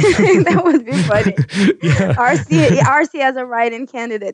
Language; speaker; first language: English; non-native, fluent; Portuguese